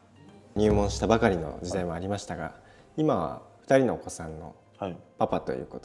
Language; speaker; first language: Japanese; native; Japanese